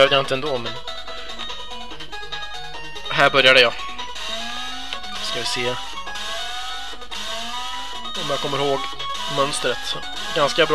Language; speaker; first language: Swedish; native; Swedish